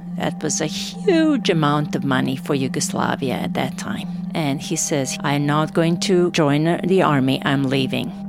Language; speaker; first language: English; non-native, fluent; Serbian